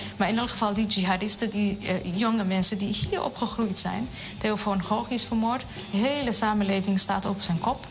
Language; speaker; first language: Dutch; non-native, fluent; Somali